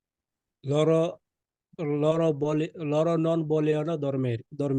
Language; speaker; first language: Italian; non-native, learner; Bangla